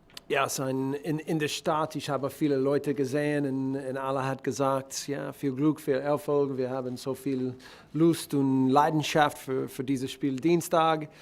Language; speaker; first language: German; non-native, learner; English